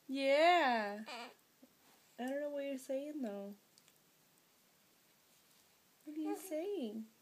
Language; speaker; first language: English; early bilingual, other home language; Spanish